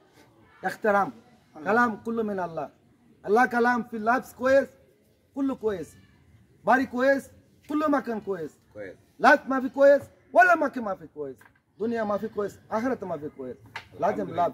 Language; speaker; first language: Arabic; non-native, learner; Bangla